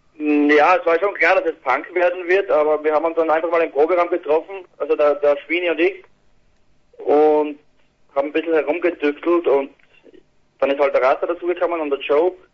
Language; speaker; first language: German; native; German